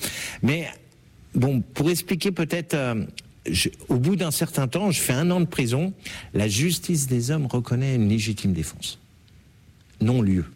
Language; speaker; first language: French; native; French